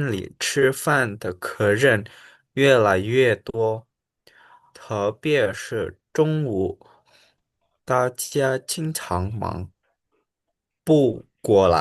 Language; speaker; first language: Chinese; non-native, learner; Indonesian